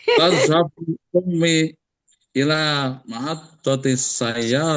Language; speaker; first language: Arabic; non-native, learner; Indonesian